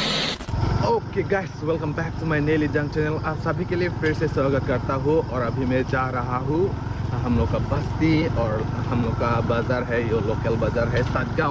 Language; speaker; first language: Hindi; non-native, local second language; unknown